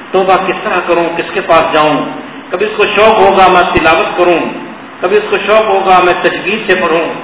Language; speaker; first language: Urdu; non-native, local second language; Saraiki